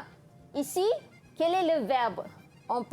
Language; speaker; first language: French; non-native, fluent; Malay